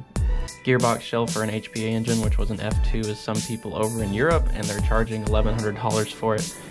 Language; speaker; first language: English; native; English